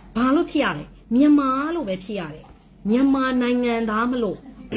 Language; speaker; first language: Burmese; non-native, local second language; S'gaw Karen